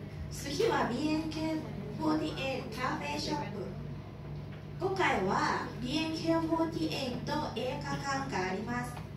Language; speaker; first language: Japanese; non-native, learner; Thai